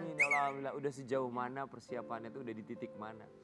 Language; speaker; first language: Indonesian; native; Indonesian